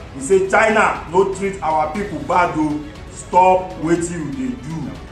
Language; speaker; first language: Nigerian Pidgin; non-native, local second language; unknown